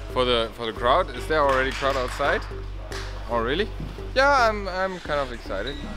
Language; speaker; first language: English; non-native, fluent; German